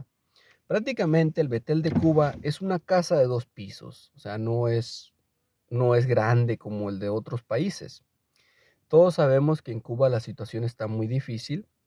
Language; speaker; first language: Spanish; native; Spanish